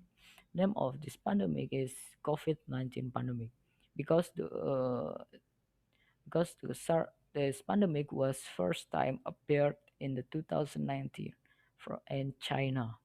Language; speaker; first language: English; non-native, learner; Indonesian